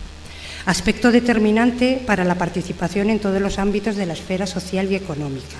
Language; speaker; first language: Spanish; native; Spanish